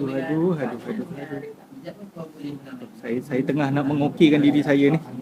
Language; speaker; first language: Malay; native; Malay